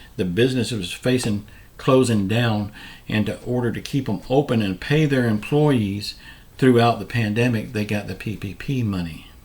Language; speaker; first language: English; native; English